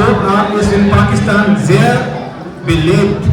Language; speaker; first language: German; non-native, fluent; Urdu